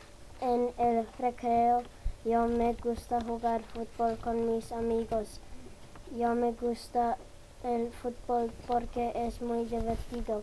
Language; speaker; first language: Spanish; non-native, learner; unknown